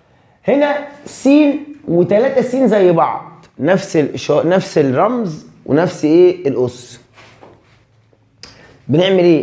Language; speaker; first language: Arabic; native; Arabic